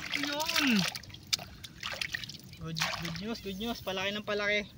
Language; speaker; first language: Filipino; native; Filipino